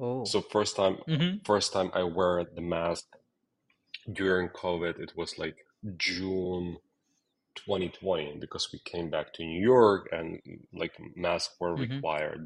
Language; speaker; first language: English; non-native, fluent; Ukrainian